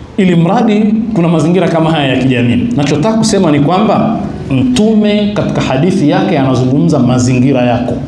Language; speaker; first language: Swahili; native; Swahili